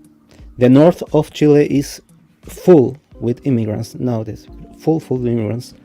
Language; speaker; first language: English; non-native, fluent; Spanish